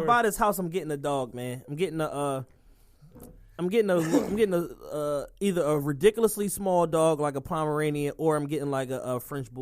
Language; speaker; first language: English; native; English